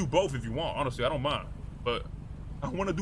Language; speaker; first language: English; native; English